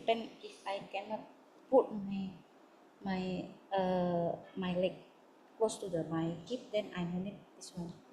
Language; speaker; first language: English; non-native, learner; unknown